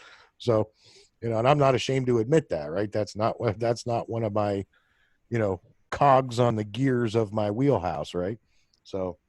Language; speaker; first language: English; native; English